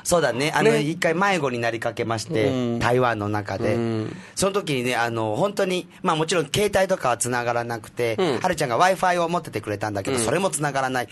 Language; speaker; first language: Japanese; native; Japanese